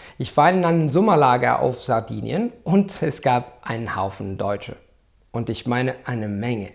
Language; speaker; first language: German; non-native, fluent; Italian